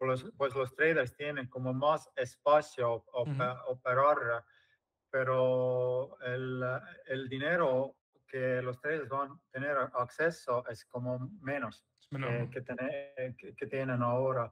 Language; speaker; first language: Spanish; non-native, fluent; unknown